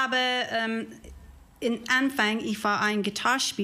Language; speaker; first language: German; non-native, learner; English